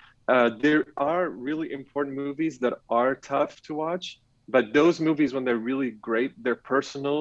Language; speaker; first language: English; non-native, fluent; Arabic